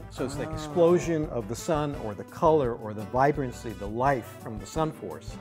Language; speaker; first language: English; non-native, fluent; Arabic